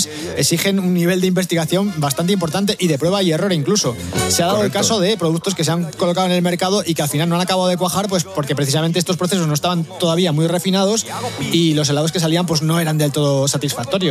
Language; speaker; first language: Spanish; native; Spanish